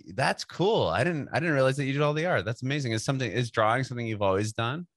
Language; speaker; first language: English; native; English